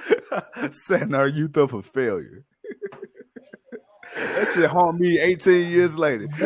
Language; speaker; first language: English; native; English